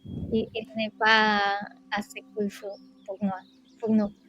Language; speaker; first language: French; non-native, learner; Spanish